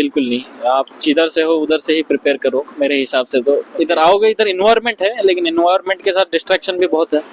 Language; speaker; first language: Hindi; native; Hindi